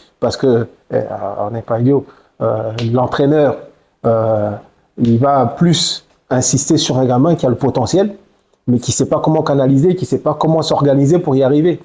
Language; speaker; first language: French; early bilingual, other home language; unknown